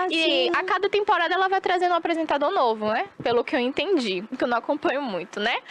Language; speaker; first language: Portuguese; native; Portuguese